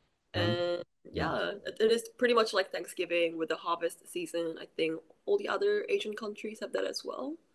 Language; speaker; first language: English; early bilingual, other home language; Korean